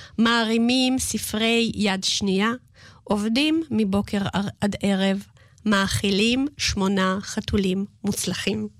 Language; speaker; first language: Hebrew; non-native, fluent; Russian